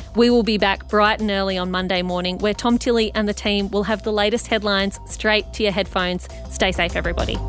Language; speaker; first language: English; early bilingual, other home language; Hindi